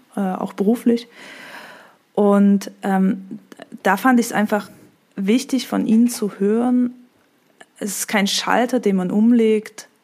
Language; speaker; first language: German; native; German